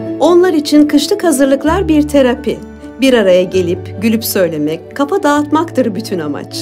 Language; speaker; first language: Turkish; native; Turkish